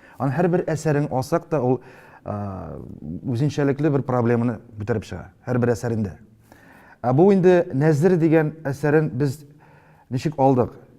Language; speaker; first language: Tatar; native; Tatar